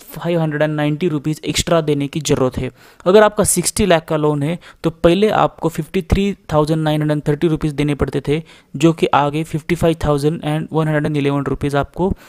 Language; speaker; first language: Hindi; non-native, local second language; Marathi